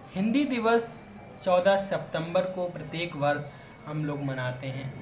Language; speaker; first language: Hindi; native; Hindi